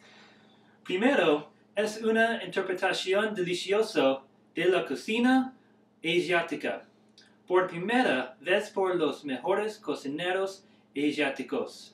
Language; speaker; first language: Spanish; non-native, learner; English